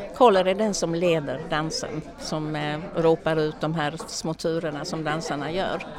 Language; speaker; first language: Swedish; native; Swedish